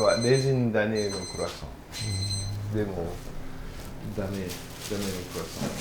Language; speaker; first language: Japanese; non-native, learner; French